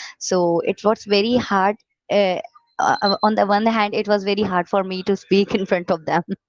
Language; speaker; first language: English; non-native, learner; Urdu